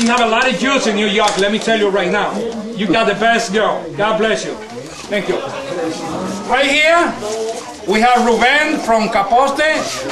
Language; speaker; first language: English; non-native, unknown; Spanish